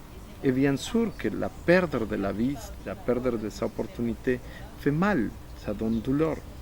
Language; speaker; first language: French; non-native, fluent; Spanish